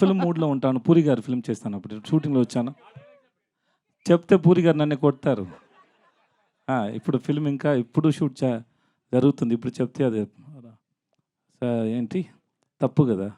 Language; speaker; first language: Telugu; non-native, learner; Tamil